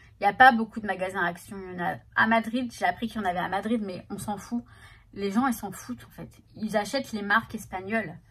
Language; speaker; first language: French; native; French